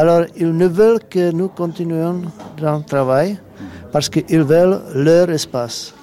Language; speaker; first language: French; non-native, learner; Czech